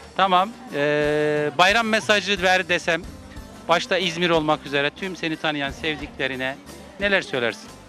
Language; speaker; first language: Turkish; native; Turkish